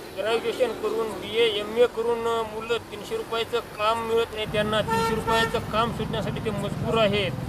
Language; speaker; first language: Marathi; non-native, local second language; Lambadi